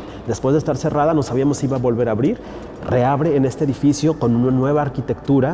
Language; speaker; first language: Spanish; native; Spanish